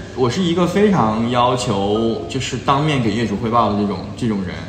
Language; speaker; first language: Chinese; native; Chinese